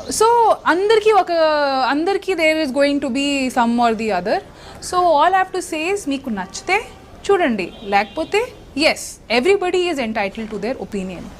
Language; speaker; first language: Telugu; non-native, local second language; Hindi